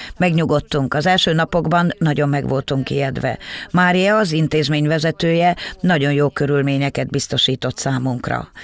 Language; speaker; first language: Hungarian; native; Hungarian